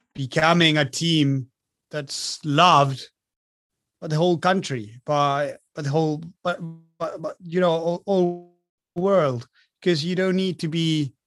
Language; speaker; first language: English; non-native, fluent; Spanish